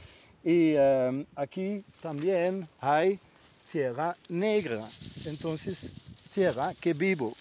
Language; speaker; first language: Spanish; non-native, learner; Dutch